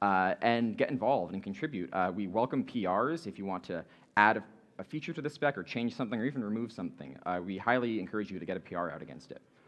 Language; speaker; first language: English; native; English